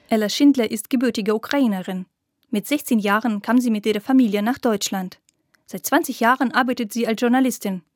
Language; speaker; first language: German; non-native, fluent; Russian